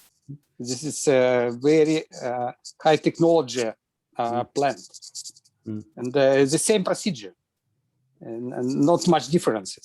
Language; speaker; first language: English; non-native, learner; Russian